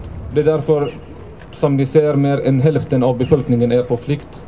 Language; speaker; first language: Swedish; non-native, fluent; Arabic